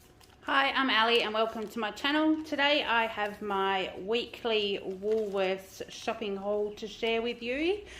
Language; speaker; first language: English; native; English